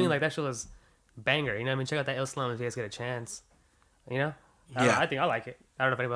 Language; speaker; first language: English; native; English